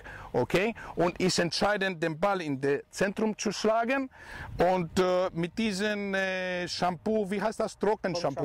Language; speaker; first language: German; non-native, fluent; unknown